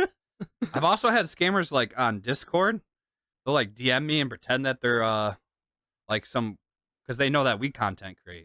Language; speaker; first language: English; native; English